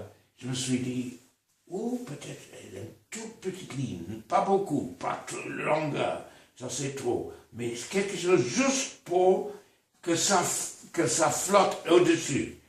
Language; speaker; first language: French; non-native, fluent; English